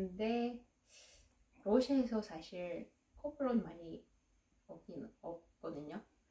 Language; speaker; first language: Korean; non-native, fluent; Russian